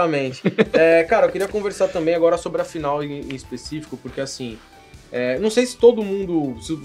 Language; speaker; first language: Portuguese; native; Portuguese